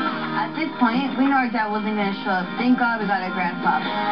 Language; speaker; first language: English; early bilingual, other home language; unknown